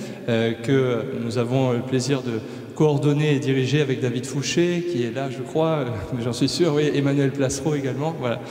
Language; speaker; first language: French; native; French